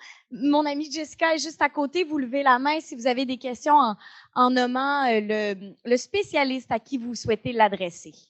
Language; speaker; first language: French; native; French